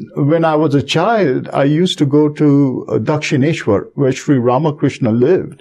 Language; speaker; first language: English; non-native, local second language; Bangla